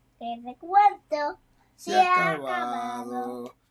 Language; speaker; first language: Spanish; early bilingual, heritage; Spanish